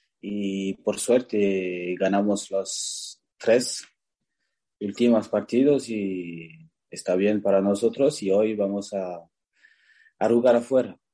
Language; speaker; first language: Spanish; non-native, learner; French